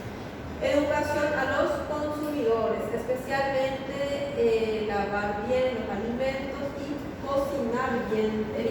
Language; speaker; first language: Spanish; native; Spanish